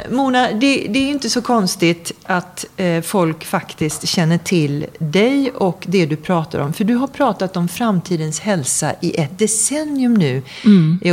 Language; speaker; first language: Swedish; native; Swedish